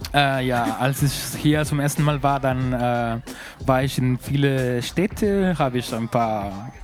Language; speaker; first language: German; non-native, fluent; Spanish